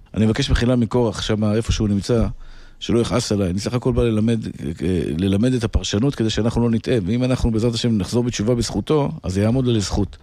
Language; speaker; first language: Hebrew; native; Hebrew